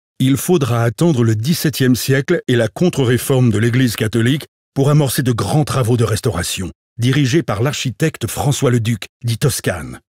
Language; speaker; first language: French; native; French